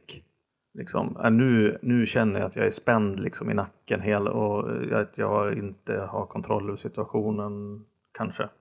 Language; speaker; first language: Swedish; native; Swedish